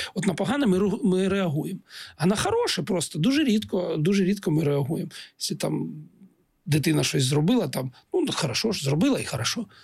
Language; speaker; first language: Ukrainian; non-native, local second language; Russian